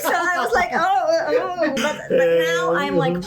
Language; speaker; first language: English; non-native, fluent; Czech